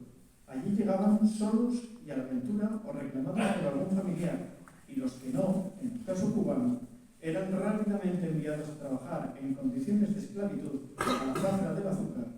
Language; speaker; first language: Spanish; native; Spanish